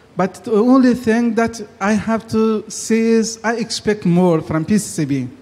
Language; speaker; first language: English; non-native, fluent; Persian